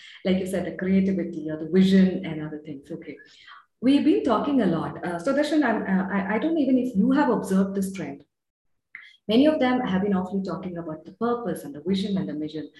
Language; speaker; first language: English; non-native, local second language; Tamil